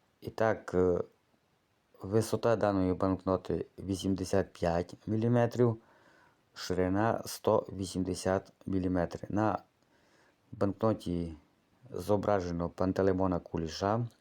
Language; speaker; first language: Ukrainian; native; Ukrainian